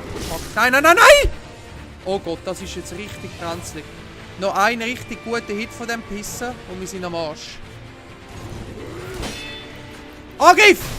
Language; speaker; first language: German; native; German